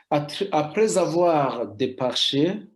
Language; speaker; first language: French; non-native, local second language; Rundi